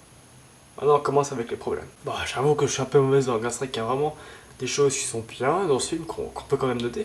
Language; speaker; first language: French; native; French